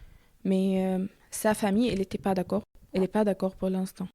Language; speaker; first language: French; non-native, learner; Arabic